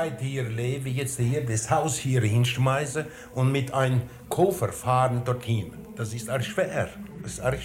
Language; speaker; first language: German; early bilingual, heritage; German